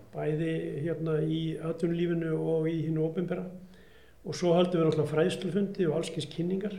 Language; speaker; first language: Icelandic; native; Icelandic